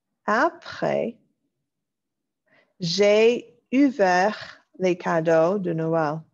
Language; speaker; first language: French; non-native, fluent; English